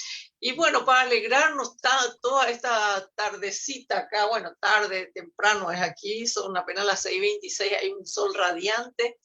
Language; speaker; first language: Spanish; native; Spanish